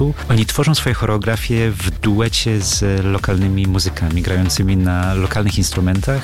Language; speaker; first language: Polish; native; Polish